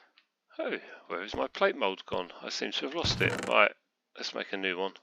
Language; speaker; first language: English; native; English